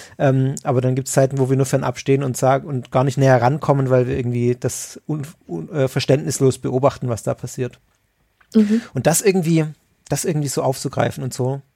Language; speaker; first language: German; native; German